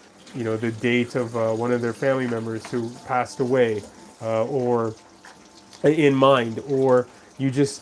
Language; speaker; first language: English; native; English